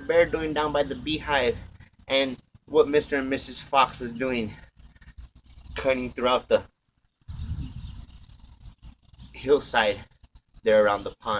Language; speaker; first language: English; native; English